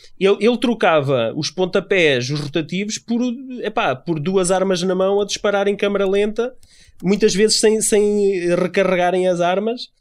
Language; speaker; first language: Portuguese; native; Portuguese